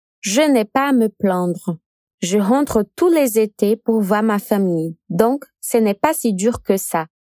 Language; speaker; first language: French; non-native, fluent; Portuguese